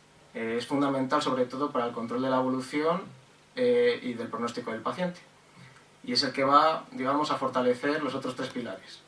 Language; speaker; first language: Spanish; native; Spanish